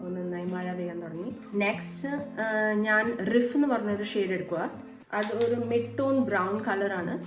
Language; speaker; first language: Malayalam; early bilingual, heritage; Malayalam